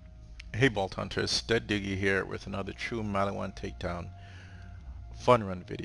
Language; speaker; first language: English; native; English